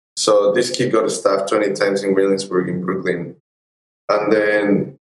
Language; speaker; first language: English; non-native, fluent; Spanish